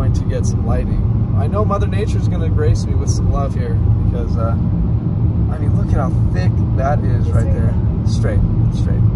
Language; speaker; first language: English; native; English